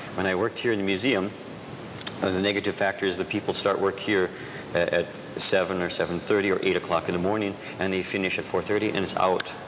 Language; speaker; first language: English; native; English